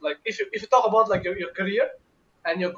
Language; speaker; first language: English; non-native, local second language; Bangla